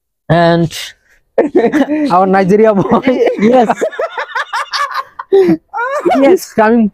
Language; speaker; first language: English; non-native, learner; Bangla